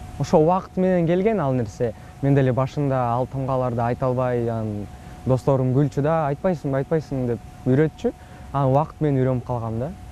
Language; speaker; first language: Kyrgyz; non-native, local second language; Russian